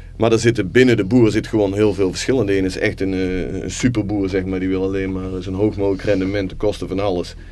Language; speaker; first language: Dutch; native; Dutch